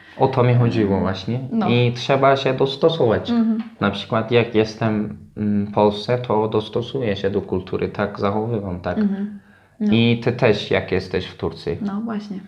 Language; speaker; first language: Polish; non-native, learner; Turkish